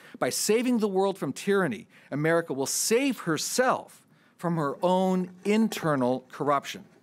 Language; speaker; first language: English; native; English